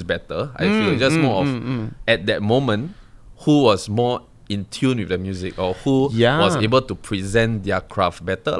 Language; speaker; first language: English; native; English